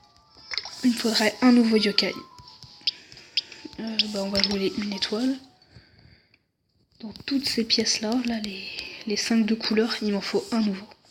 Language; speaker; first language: French; native; French